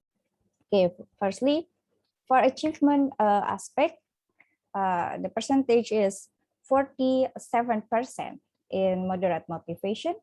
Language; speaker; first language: English; non-native, fluent; Indonesian